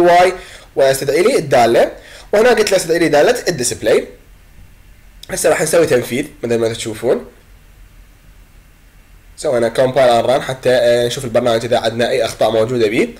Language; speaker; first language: Arabic; native; Arabic